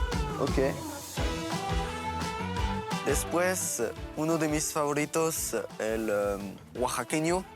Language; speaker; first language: Spanish; non-native, learner; French